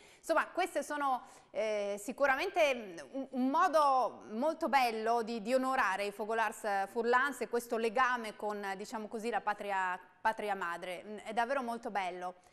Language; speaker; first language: Italian; native; Italian